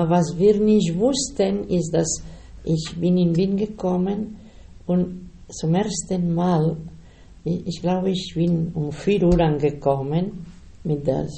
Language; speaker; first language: German; non-native, learner; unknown